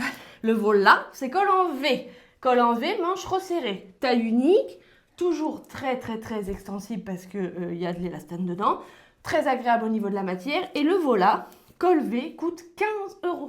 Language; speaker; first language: French; native; French